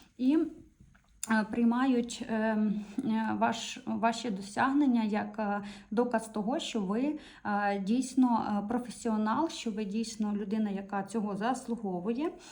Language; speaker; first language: Ukrainian; non-native, local second language; Russian